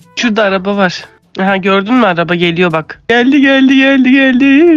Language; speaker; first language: Turkish; native; Turkish